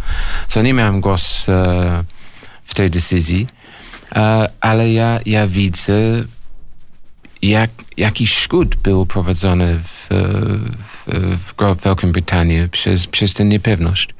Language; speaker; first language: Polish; non-native, learner; English